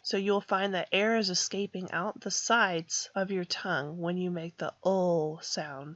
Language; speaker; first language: English; native; English